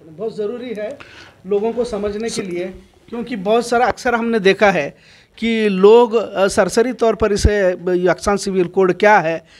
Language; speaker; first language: Hindi; non-native, local second language; Urdu